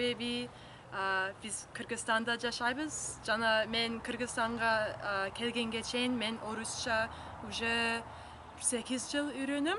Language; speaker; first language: Kyrgyz; non-native, learner; English